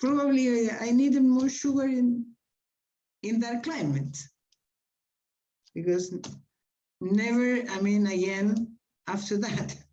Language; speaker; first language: English; non-native, fluent; Spanish